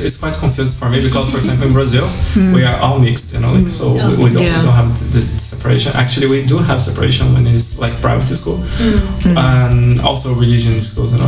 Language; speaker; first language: English; non-native, fluent; Portuguese